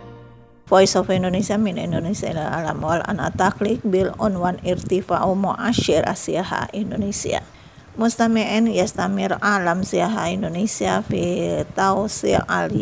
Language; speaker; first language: Arabic; non-native, fluent; Indonesian